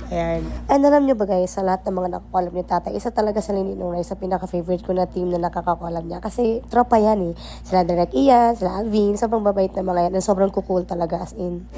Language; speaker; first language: Filipino; native; Filipino